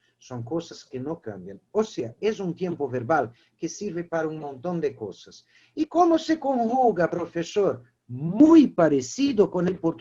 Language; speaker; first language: Spanish; non-native, fluent; Portuguese